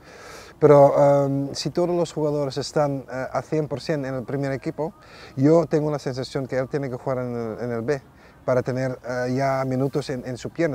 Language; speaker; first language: Spanish; non-native, fluent; Dutch